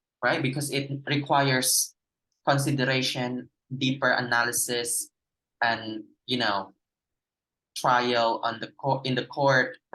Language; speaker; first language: English; non-native, fluent; Indonesian